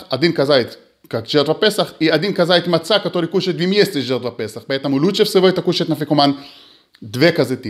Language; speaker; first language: Russian; early bilingual, heritage; Hebrew